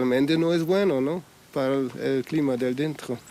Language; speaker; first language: Spanish; non-native, fluent; German